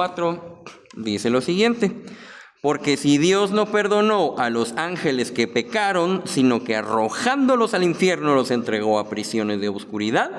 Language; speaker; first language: Spanish; native; Spanish